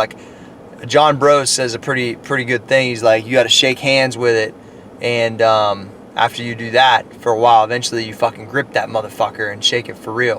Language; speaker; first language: English; native; English